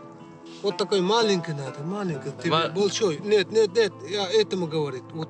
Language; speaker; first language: Russian; non-native, learner; Uzbek